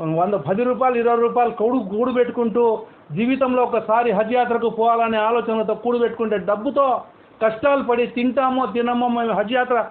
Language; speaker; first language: Telugu; non-native, local second language; Urdu